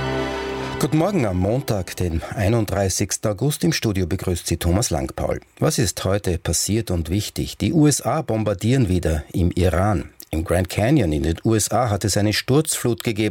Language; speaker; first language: German; native; German